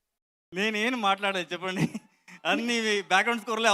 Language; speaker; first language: Telugu; non-native, learner; Kannada